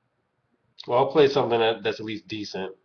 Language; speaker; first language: English; native; English